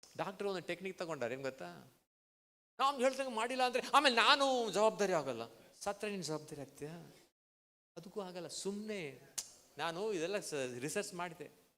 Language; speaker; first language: Kannada; non-native, local second language; Tamil